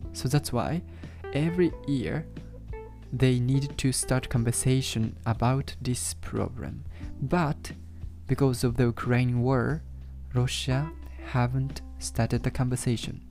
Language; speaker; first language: English; non-native, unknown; Japanese